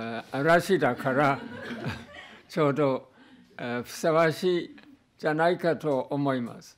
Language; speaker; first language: Japanese; non-native, fluent; English